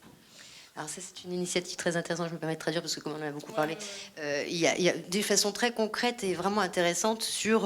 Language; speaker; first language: French; native; French